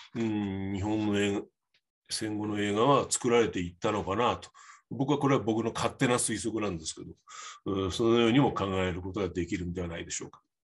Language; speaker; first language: Japanese; native; Japanese